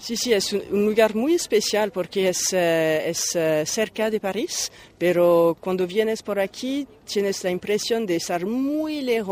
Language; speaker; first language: Spanish; non-native, fluent; French